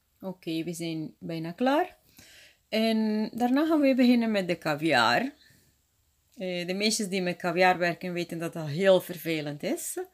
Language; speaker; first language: Dutch; non-native, fluent; Spanish